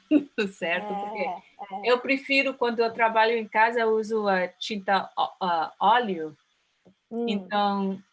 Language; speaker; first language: Portuguese; early bilingual, heritage; Portuguese